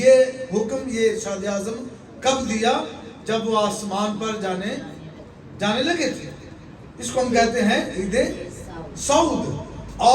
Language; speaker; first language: Urdu; native; Urdu